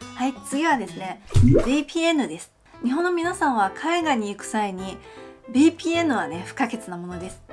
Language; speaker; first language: Japanese; non-native, fluent; Chinese